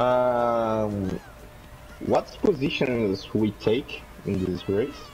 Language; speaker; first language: English; non-native, learner; Portuguese